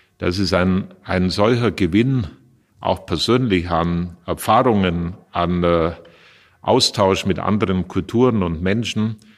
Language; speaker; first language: German; native; German